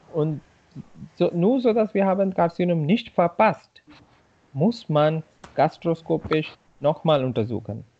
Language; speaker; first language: German; non-native, fluent; Hindi